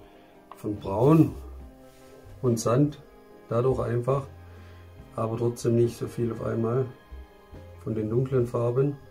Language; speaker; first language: German; native; German